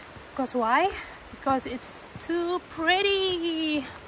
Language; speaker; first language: English; non-native, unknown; Indonesian